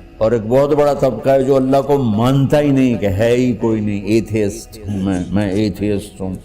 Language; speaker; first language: Urdu; non-native, local second language; Punjabi